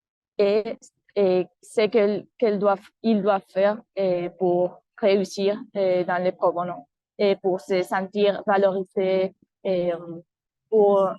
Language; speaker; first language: French; non-native, fluent; Spanish